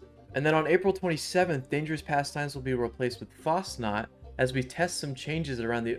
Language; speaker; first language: English; native; English